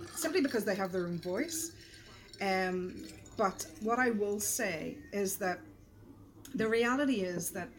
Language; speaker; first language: English; native; English